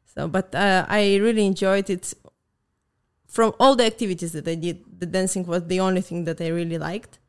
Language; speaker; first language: English; non-native, fluent; Russian